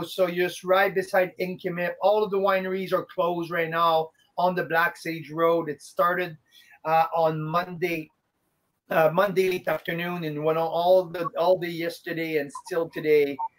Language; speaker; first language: English; non-native, fluent; French